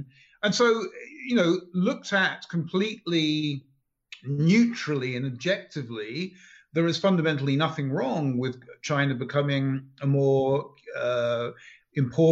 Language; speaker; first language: English; native; English